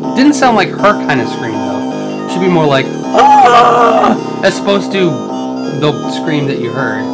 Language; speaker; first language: English; native; English